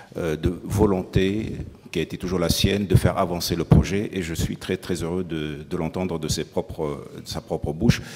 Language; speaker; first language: French; non-native, local second language; Arabic